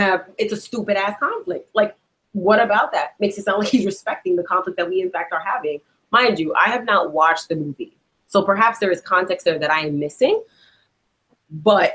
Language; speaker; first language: English; early bilingual, other home language; Spanish